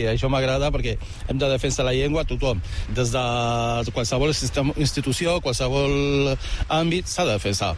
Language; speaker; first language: Catalan; early bilingual, other home language; Arabic